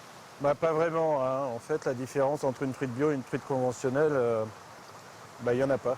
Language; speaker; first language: French; native; French